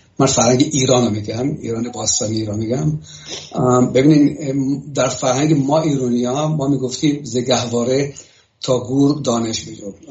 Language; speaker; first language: Persian; native; Persian